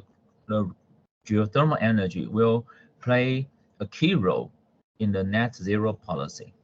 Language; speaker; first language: English; non-native, fluent; Chinese